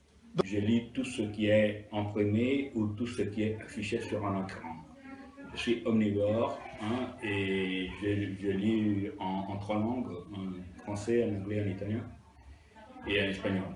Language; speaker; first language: French; non-native, fluent; Italian